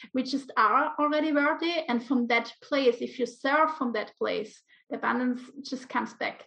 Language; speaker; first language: English; non-native, fluent; German